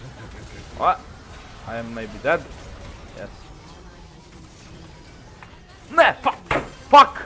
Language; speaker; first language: English; non-native, learner; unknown